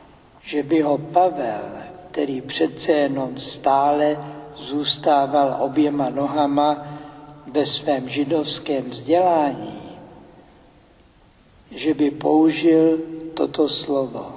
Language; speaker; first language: Czech; native; Czech